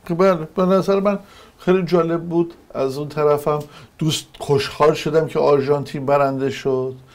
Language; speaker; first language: Persian; native; Persian